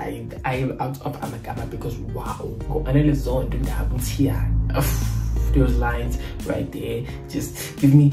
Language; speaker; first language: English; non-native, local second language; Zulu